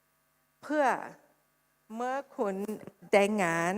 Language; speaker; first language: Thai; non-native, fluent; English